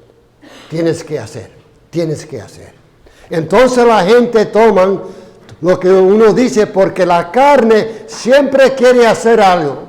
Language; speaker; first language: Spanish; non-native, fluent; English